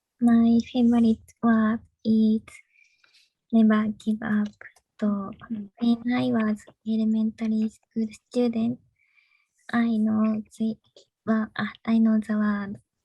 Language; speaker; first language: English; non-native, learner; Japanese